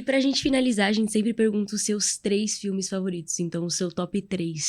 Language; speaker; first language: Portuguese; native; Portuguese